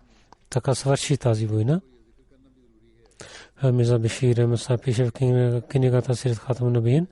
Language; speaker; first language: Bulgarian; non-native, learner; Urdu